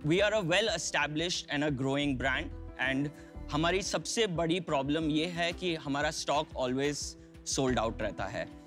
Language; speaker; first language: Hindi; early bilingual, heritage; Hindi